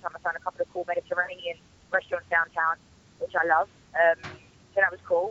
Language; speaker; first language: English; native; English